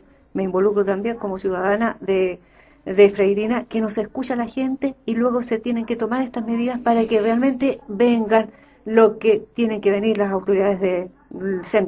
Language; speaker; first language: Spanish; native; Spanish